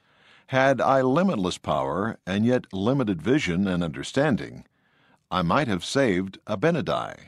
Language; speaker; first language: English; native; English